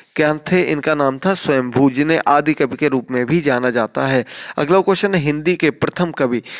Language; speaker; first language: Hindi; native; Hindi